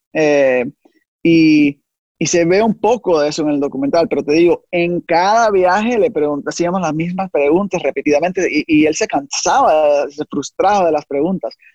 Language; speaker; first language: Spanish; early bilingual, heritage; Spanish